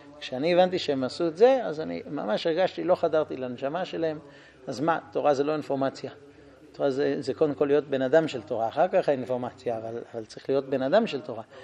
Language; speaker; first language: Hebrew; non-native, fluent; English